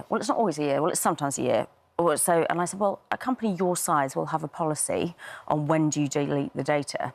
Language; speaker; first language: English; native; English